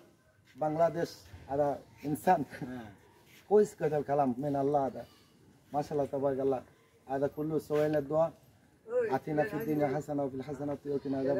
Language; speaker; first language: Arabic; non-native, learner; Bangla